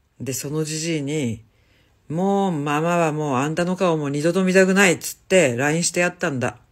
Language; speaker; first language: Japanese; native; Japanese